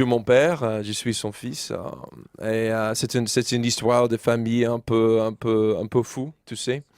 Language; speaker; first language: French; non-native, learner; English